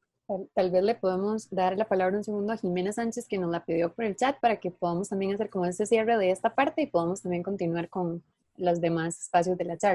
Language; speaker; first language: Spanish; native; Spanish